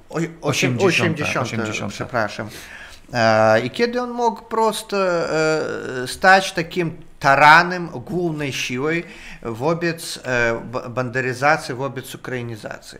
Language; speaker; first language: Polish; non-native, fluent; Russian